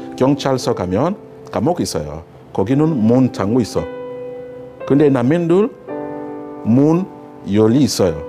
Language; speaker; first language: Korean; non-native, learner; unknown